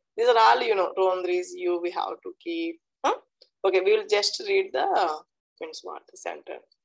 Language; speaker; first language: English; non-native, local second language; Telugu